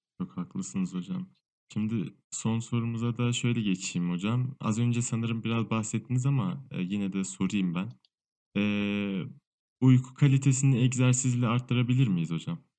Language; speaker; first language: Turkish; non-native, fluent; Arabic